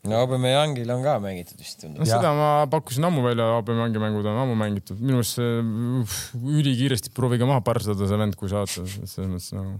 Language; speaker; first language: Estonian; native; Estonian